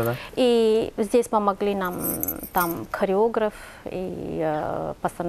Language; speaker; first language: Russian; non-native, fluent; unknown